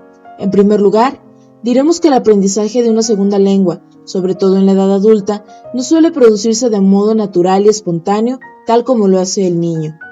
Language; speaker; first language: Spanish; native; Spanish